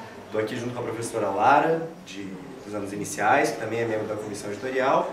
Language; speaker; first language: Portuguese; native; Portuguese